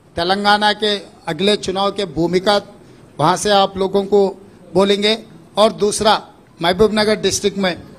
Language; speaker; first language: Hindi; non-native, local second language; Telugu